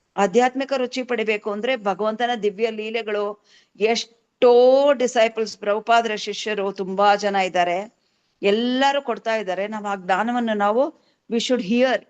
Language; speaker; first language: Kannada; native; Kannada